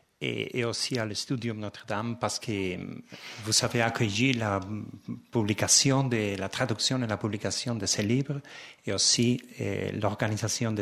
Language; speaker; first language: French; non-native, fluent; Spanish